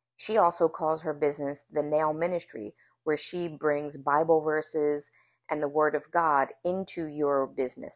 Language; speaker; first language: English; native; English